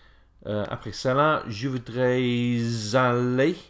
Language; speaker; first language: French; non-native, fluent; English